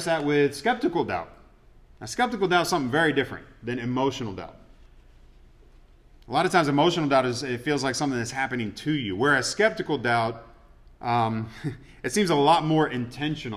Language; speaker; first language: English; native; English